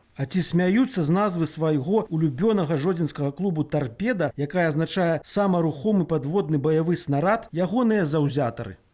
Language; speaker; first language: Belarusian; native; Belarusian